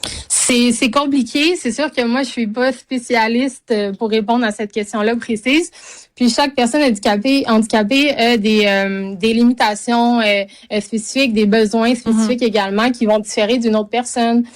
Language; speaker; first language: French; native; French